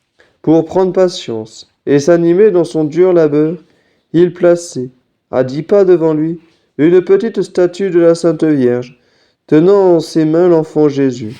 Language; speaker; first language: French; native; French